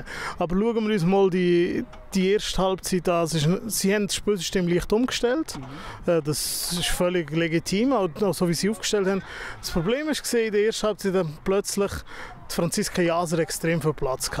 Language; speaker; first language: German; native; German